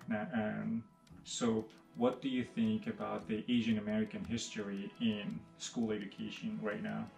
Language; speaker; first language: English; non-native, fluent; Indonesian